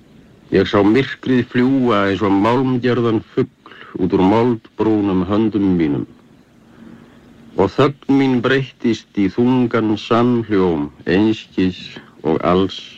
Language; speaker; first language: Icelandic; native; Icelandic